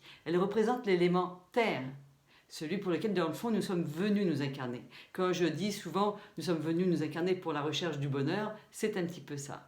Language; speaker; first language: French; native; French